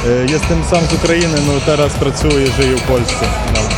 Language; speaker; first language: Polish; non-native, learner; Ukrainian